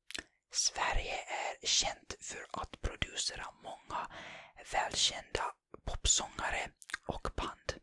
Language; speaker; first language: Swedish; non-native, learner; Finnish